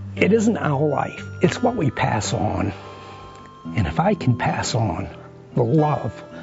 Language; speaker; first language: English; native; English